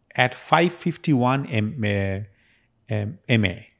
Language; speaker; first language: English; non-native, local second language; Bangla